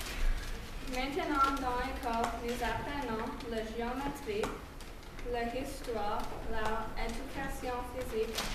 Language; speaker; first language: French; non-native, learner; English